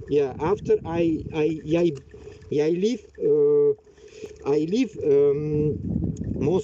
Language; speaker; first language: English; non-native, learner; Bashkir